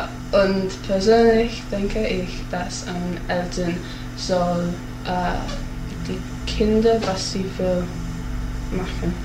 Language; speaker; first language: German; non-native, learner; English